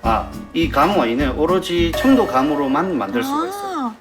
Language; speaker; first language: Korean; native; Korean